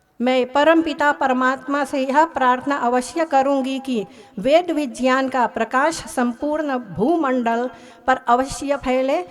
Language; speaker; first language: Hindi; early bilingual, heritage; Hindi